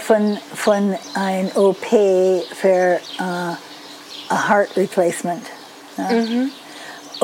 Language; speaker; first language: German; non-native, fluent; English